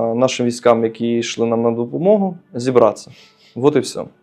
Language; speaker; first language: Ukrainian; native; Ukrainian